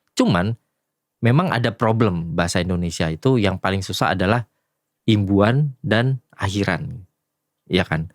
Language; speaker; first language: Indonesian; native; Indonesian